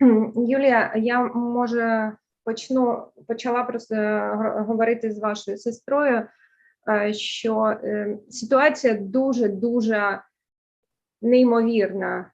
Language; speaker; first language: Ukrainian; early bilingual, heritage; Ukrainian